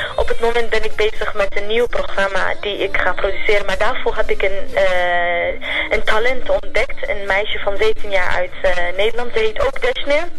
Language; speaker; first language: Dutch; early bilingual, other home language; Central Kurdish